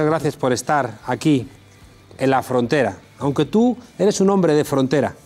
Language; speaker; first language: Spanish; native; Spanish